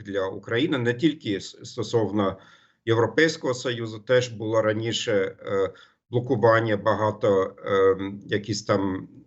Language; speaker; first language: Ukrainian; non-native, fluent; German